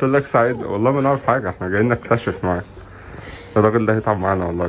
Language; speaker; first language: Arabic; native; Arabic